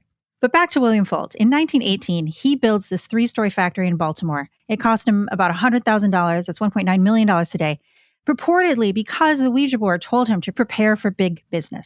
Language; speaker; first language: English; native; English